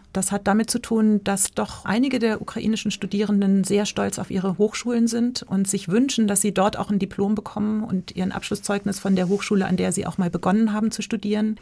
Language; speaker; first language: German; native; German